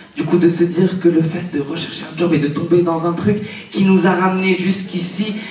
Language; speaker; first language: French; native; French